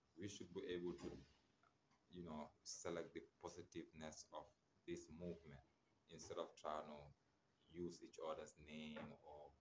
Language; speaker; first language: English; non-native, local second language; Wolof